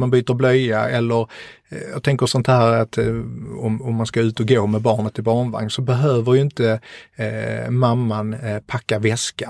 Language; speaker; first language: Swedish; native; Swedish